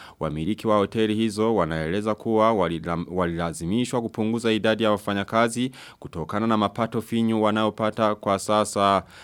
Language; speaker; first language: Swahili; non-native, local second language; Rundi